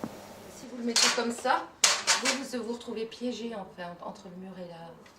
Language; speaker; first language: French; native; French